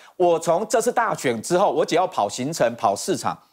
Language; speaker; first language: Chinese; native; Chinese